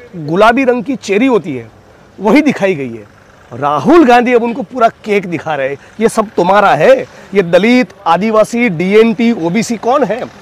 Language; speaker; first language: Hindi; non-native, local second language; Gujarati